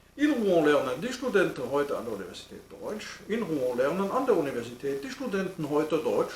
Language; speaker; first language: German; non-native, fluent; French